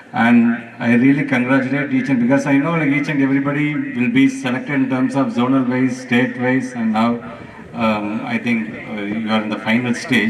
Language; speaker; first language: English; non-native, local second language; Tamil